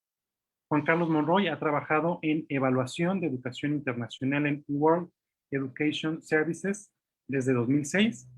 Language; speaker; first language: Spanish; native; Spanish